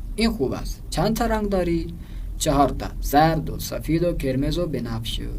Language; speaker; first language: Persian; non-native, fluent; Urdu